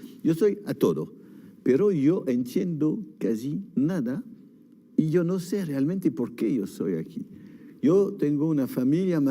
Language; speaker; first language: Spanish; non-native, fluent; French